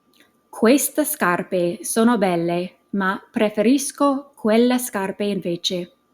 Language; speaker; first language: Italian; non-native, fluent; English